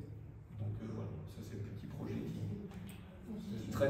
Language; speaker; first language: French; native; French